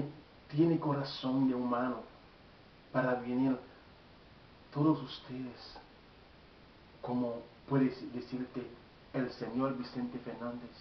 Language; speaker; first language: Spanish; non-native, learner; Haitian Creole